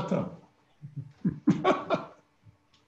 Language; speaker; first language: Portuguese; non-native, fluent; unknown